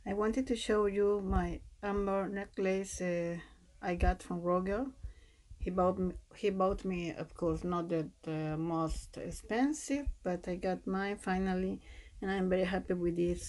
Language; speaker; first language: English; non-native, learner; Spanish